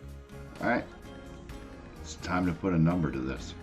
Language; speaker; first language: English; native; English